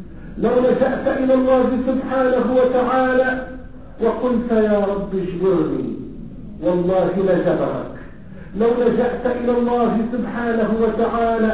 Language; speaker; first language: Arabic; native; Arabic